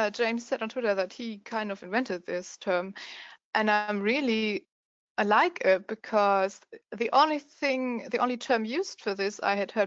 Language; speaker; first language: English; non-native, fluent; German